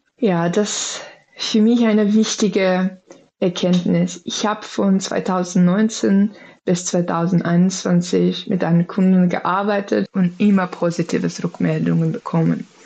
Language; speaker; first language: German; non-native, fluent; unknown